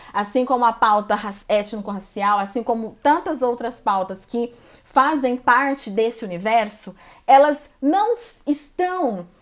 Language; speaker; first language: Portuguese; native; Portuguese